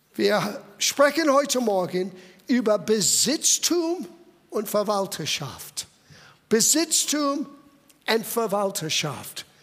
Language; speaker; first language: German; non-native, fluent; English